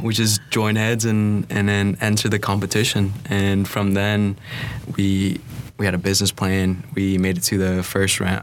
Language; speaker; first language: English; non-native, fluent; Vietnamese